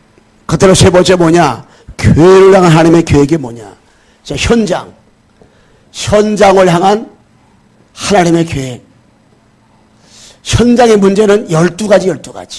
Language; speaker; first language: Korean; native; Korean